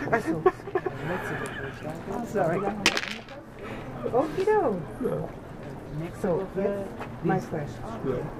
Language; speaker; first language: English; non-native, learner; Albanian